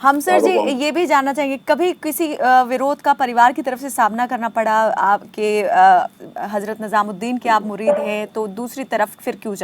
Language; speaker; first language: Hindi; native; Hindi